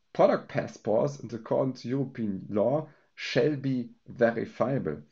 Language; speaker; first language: English; non-native, fluent; German